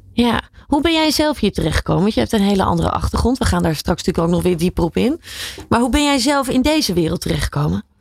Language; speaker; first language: Dutch; native; Dutch